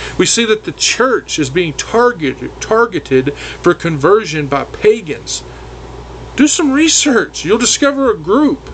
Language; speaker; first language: English; native; English